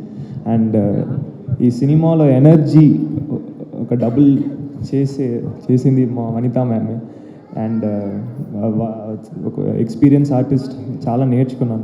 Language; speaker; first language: Telugu; non-native, learner; Tamil